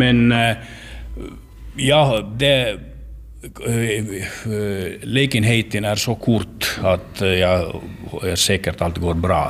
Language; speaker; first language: Swedish; non-native, learner; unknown